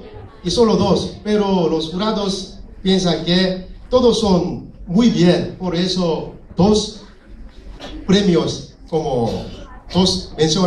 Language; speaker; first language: Spanish; non-native, local second language; Korean